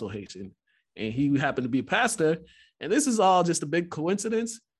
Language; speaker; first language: English; early bilingual, other home language; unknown